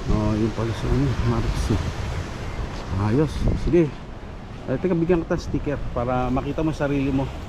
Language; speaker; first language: Filipino; native; Filipino